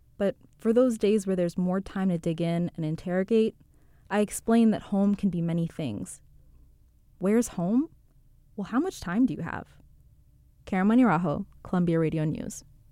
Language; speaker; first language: English; early bilingual, other home language; Rundi